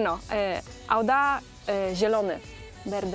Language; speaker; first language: Basque; non-native, fluent; Polish